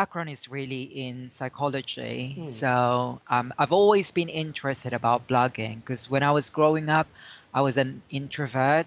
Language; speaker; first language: English; non-native, local second language; Filipino